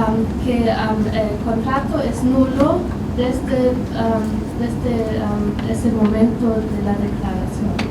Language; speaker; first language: Spanish; non-native, fluent; German